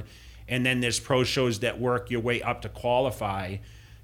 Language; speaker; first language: English; native; English